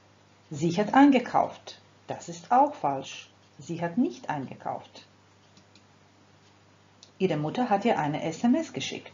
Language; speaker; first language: German; non-native, fluent; Croatian